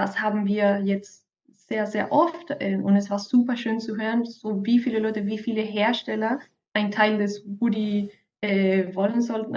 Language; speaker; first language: German; non-native, fluent; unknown